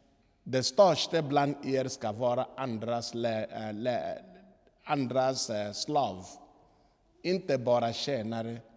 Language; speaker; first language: Swedish; non-native, fluent; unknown